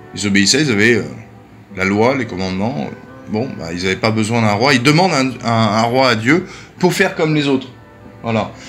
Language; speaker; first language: French; native; French